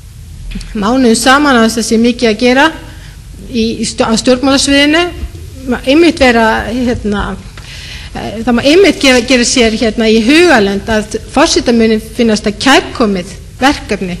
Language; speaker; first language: Icelandic; native; Icelandic